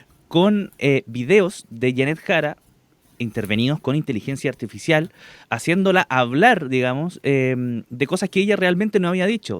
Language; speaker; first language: Spanish; native; Spanish